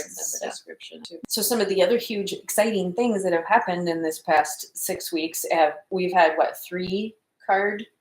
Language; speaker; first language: English; native; English